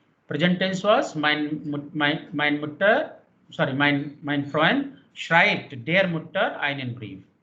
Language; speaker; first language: German; non-native, fluent; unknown